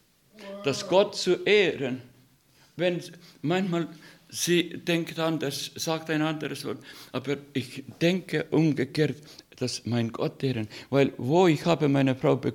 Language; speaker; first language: German; non-native, fluent; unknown